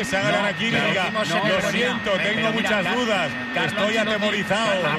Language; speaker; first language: Spanish; native; Spanish